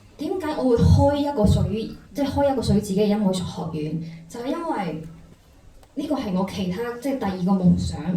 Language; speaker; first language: Cantonese; non-native, fluent; Chinese